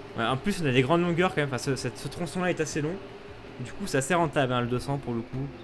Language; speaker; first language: French; native; French